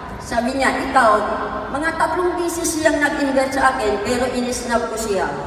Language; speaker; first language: Filipino; non-native, local second language; Cebuano